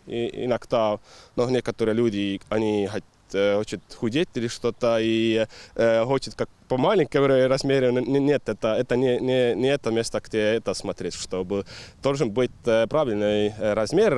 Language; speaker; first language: Russian; non-native, local second language; Estonian